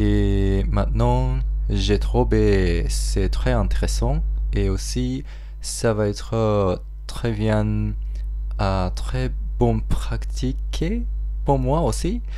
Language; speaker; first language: French; non-native, learner; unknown